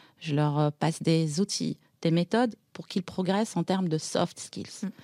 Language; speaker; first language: French; non-native, local second language; Arabic